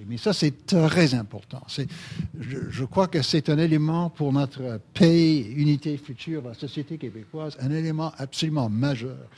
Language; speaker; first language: French; native; French